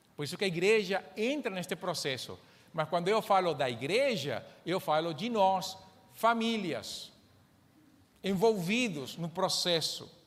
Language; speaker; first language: Portuguese; non-native, fluent; Spanish